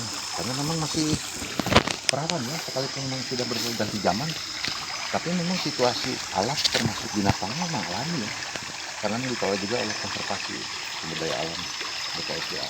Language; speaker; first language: Indonesian; native; Indonesian